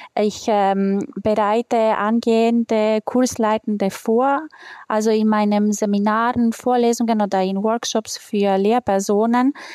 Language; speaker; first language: German; non-native, fluent; Greek